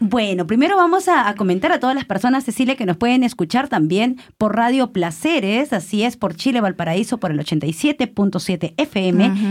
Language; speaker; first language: Spanish; native; Spanish